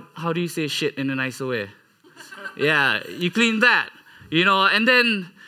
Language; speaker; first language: English; non-native, local second language; Malay